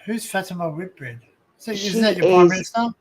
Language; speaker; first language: English; native; English